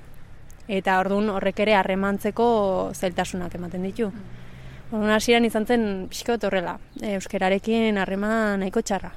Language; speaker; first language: Basque; early bilingual, other home language; Spanish